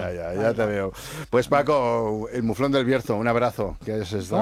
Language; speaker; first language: Spanish; native; Spanish